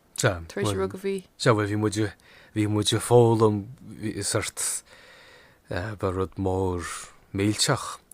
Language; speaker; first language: Irish; non-native, local second language; English